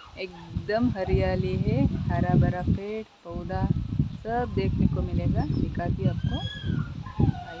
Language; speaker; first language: Hindi; non-native, local second language; Kannada